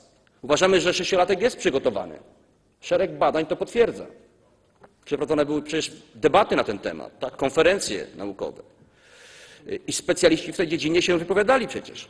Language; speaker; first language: Polish; native; Polish